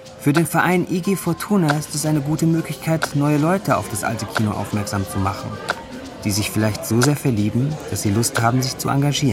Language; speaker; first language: German; native; German